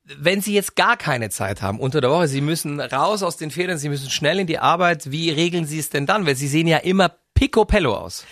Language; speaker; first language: German; native; German